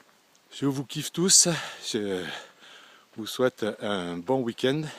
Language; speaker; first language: French; native; French